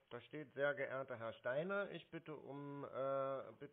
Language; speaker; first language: German; native; German